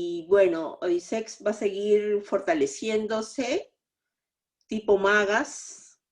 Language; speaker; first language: Spanish; native; Spanish